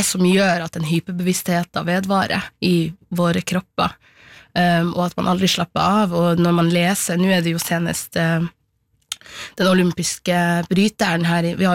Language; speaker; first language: Norwegian; non-native, local second language; Somali